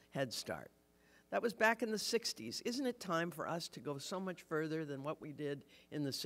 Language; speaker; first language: English; native; English